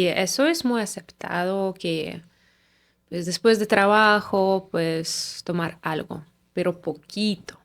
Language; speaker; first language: Spanish; non-native, fluent; Russian